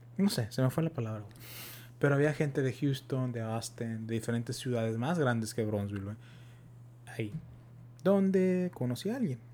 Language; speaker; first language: Spanish; early bilingual, heritage; Spanish